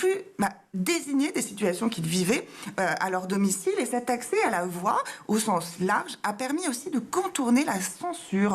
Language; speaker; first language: French; native; French